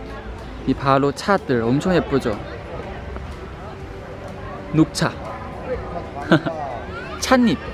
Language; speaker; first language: Korean; non-native, fluent; Chinese